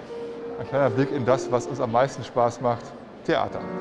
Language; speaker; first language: German; native; German